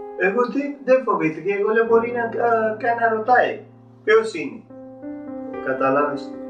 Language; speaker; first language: Greek; non-native, learner; Urdu